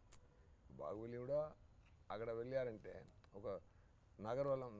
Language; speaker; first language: Telugu; non-native, fluent; Tamil